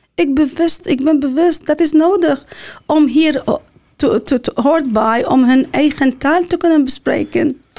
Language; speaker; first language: Dutch; non-native, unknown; Arabic